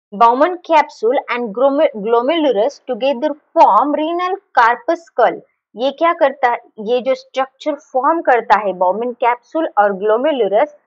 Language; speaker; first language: Hindi; non-native, local second language; Marathi